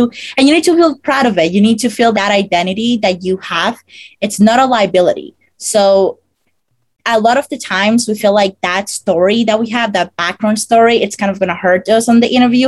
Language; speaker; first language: English; non-native, fluent; Spanish